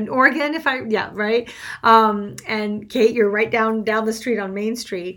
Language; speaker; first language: English; non-native, fluent; French